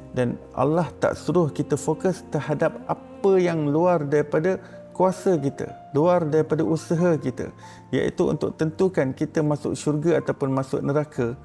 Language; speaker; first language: Malay; native; Malay